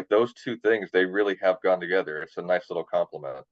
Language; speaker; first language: English; native; English